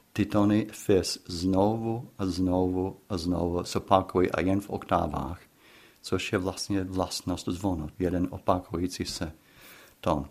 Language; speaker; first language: Czech; non-native, fluent; English